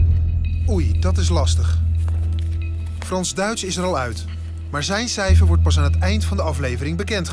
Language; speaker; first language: Dutch; native; Dutch